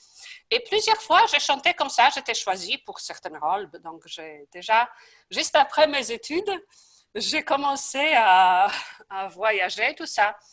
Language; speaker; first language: French; non-native, fluent; Polish